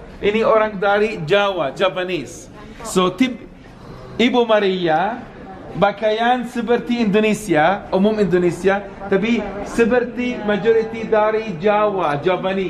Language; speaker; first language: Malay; non-native, learner; Arabic